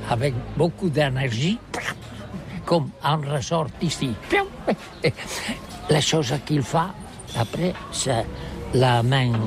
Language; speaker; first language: French; non-native, learner; Catalan